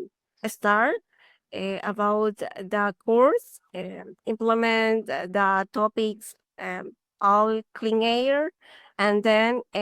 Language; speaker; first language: English; non-native, learner; Spanish